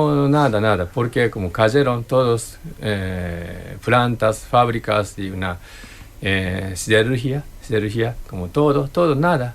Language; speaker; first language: Spanish; non-native, learner; Japanese